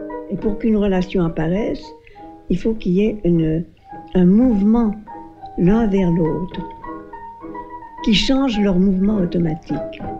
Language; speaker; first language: French; native; French